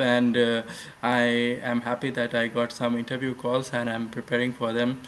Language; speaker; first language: English; non-native, local second language; Hindi